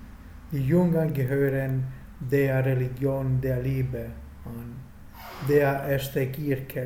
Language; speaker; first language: German; non-native, fluent; Italian